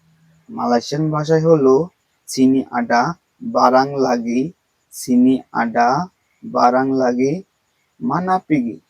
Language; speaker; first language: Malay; non-native, fluent; Bangla